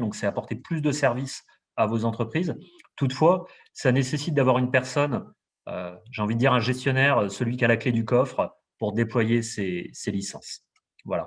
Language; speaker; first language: French; native; French